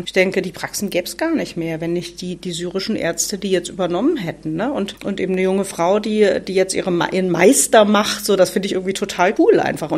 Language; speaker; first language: German; native; German